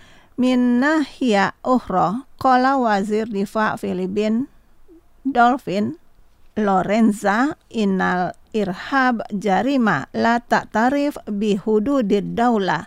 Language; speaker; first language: Arabic; non-native, fluent; Indonesian